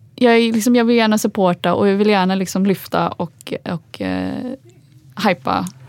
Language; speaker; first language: Swedish; early bilingual, other home language; Arabic